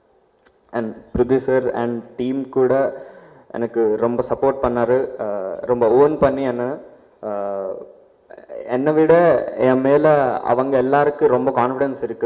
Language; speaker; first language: Tamil; non-native, learner; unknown